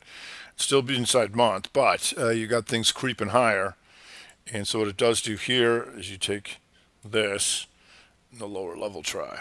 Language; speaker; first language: English; native; English